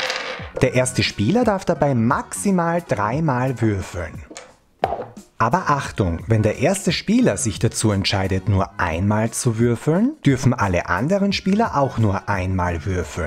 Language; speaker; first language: German; native; German